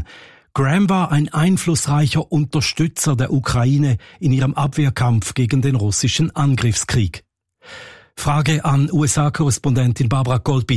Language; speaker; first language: German; native; German